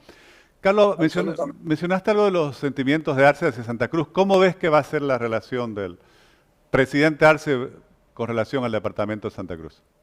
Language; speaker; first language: Spanish; native; Spanish